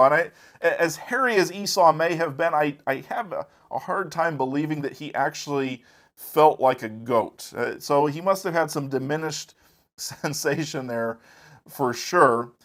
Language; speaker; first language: English; native; English